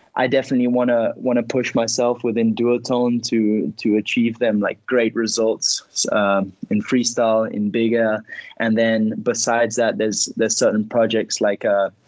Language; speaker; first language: English; early bilingual, heritage; Spanish